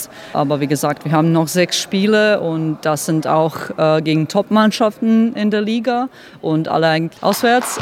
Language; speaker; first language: German; non-native, fluent; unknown